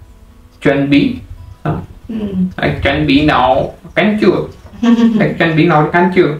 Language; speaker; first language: Vietnamese; non-native, learner; French